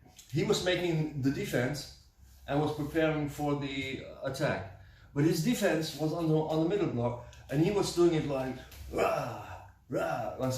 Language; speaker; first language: English; non-native, fluent; German